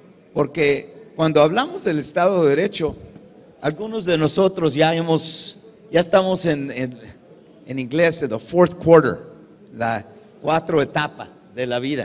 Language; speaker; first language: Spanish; early bilingual, heritage; English